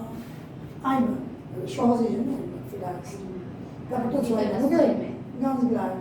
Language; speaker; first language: German; non-native, learner; Bangla